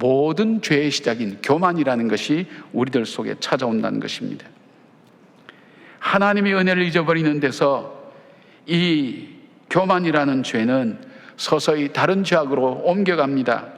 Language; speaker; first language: Korean; native; Korean